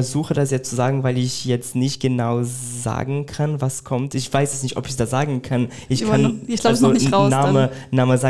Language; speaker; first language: German; non-native, fluent; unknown